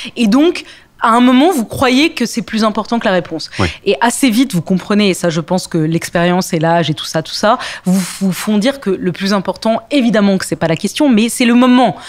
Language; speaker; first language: French; early bilingual, other home language; Arabic